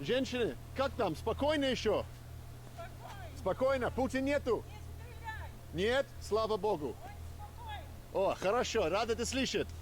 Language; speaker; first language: Russian; non-native, fluent; English